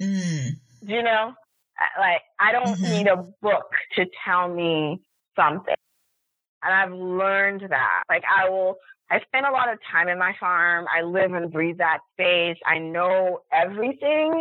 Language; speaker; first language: English; non-native, local second language; Yoruba